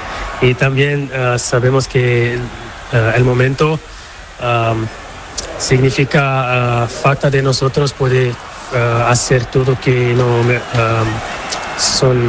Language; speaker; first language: Spanish; non-native, learner; Portuguese